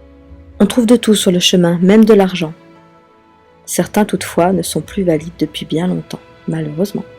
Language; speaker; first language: French; native; French